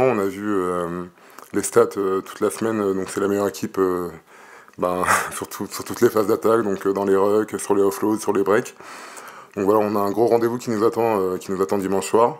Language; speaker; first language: French; native; French